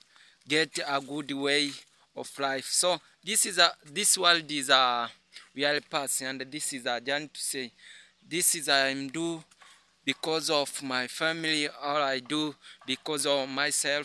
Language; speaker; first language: English; non-native, learner; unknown